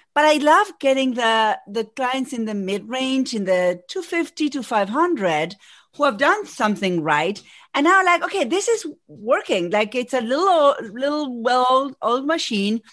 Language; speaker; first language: English; non-native, fluent; Spanish